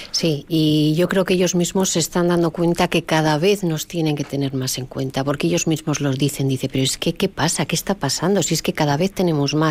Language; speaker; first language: Spanish; native; Spanish